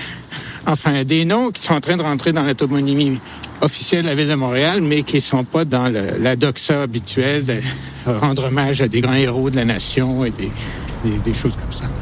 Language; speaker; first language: French; native; French